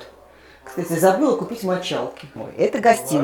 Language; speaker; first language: Russian; native; Russian